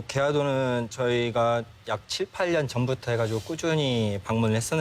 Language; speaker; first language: Korean; native; Korean